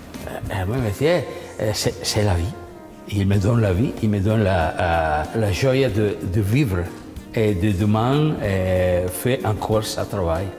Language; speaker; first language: French; non-native, learner; Italian